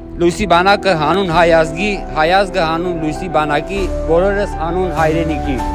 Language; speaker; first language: Armenian; early bilingual, heritage; Armenian